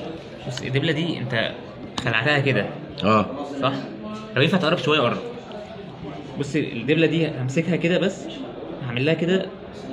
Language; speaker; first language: Arabic; native; Arabic